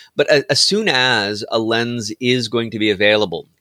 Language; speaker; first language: English; native; English